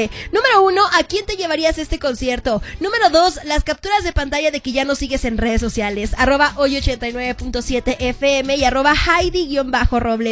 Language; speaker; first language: Spanish; native; Spanish